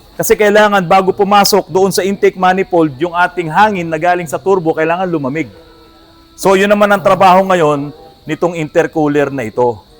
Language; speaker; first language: Filipino; native; Filipino